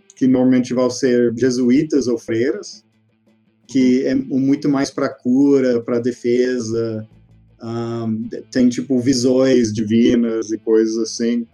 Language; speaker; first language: Portuguese; non-native, fluent; English